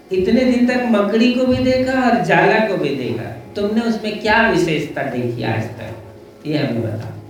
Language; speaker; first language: Hindi; native; Hindi